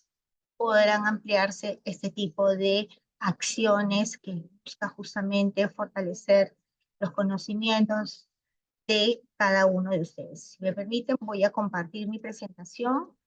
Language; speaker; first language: Spanish; native; Spanish